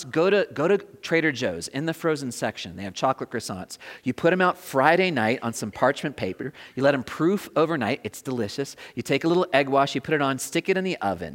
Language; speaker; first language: English; native; English